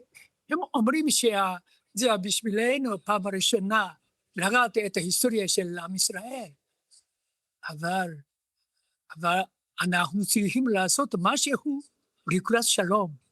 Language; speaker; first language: Hebrew; non-native, learner; Japanese